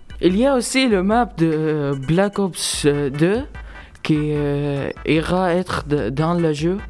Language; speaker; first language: French; non-native, local second language; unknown